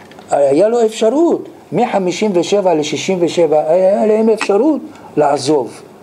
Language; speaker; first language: Hebrew; non-native, fluent; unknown